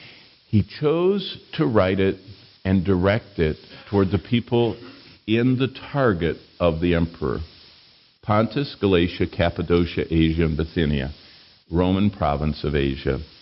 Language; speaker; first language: English; native; English